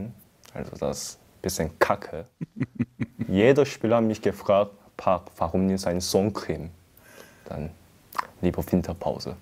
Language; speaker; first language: German; non-native, learner; Korean